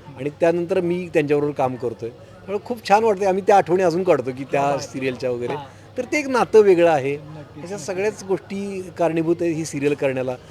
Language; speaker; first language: Marathi; native; Marathi